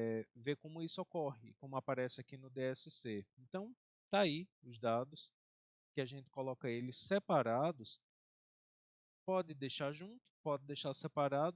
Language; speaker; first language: Portuguese; native; Portuguese